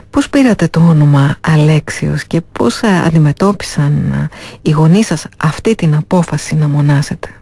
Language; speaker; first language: Greek; native; Greek